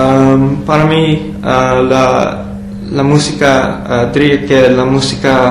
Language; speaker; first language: Spanish; non-native, learner; English